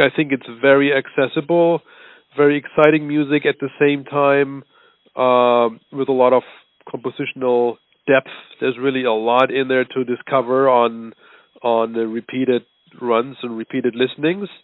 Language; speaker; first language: English; non-native, fluent; German